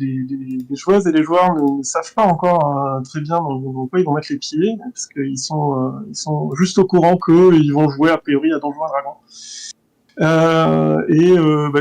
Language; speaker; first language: French; native; French